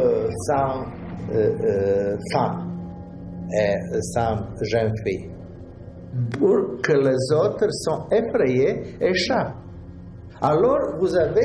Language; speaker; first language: French; non-native, fluent; Russian